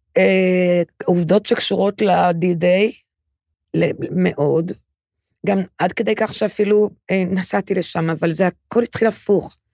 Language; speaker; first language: Hebrew; native; Hebrew